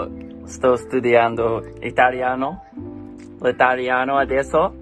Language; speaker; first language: Italian; non-native, learner; English